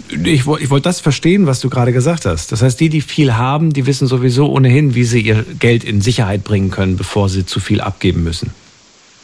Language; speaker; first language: German; native; German